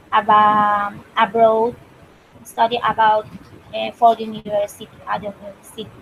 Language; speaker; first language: English; non-native, learner; Spanish